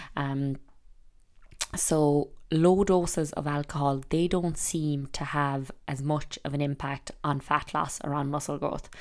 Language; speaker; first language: English; native; English